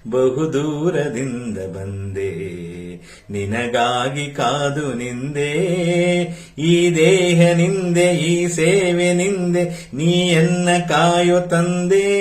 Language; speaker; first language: Kannada; native; Kannada